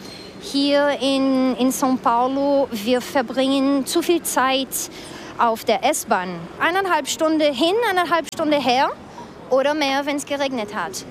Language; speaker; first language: German; early bilingual, other home language; Portuguese